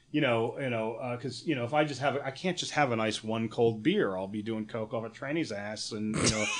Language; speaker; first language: English; native; English